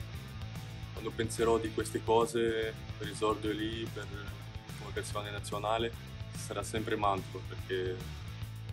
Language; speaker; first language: Italian; non-native, fluent; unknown